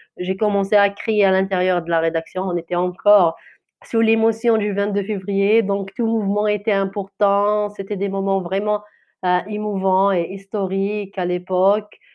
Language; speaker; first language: French; non-native, local second language; Kabyle